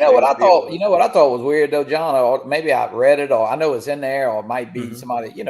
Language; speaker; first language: English; native; English